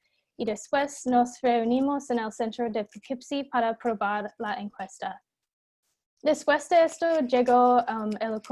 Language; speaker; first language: Spanish; non-native, fluent; English